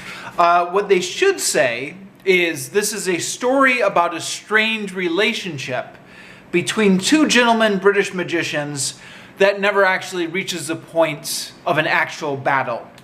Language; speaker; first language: English; native; English